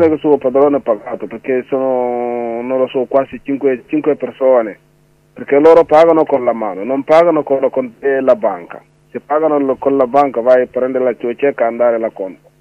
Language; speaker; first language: Italian; non-native, learner; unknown